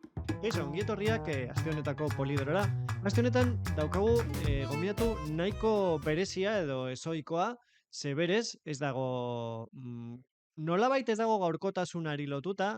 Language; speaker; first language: Basque; native; Basque